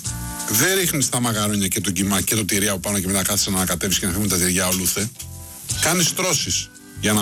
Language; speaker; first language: Greek; native; Greek